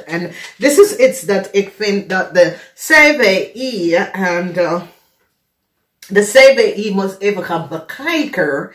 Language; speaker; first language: Dutch; non-native, fluent; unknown